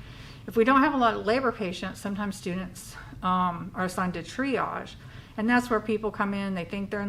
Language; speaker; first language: English; native; English